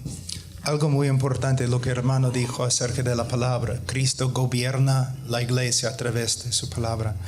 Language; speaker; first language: Spanish; non-native, fluent; English